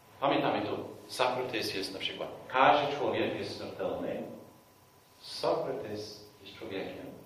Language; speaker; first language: Polish; non-native, fluent; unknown